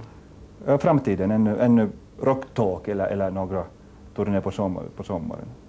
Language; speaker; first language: Swedish; non-native, local second language; Finnish